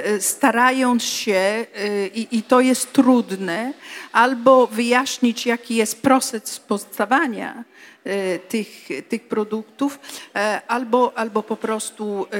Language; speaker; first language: Polish; non-native, fluent; Italian